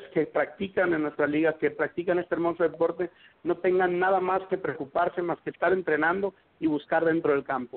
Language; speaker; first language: Spanish; native; Spanish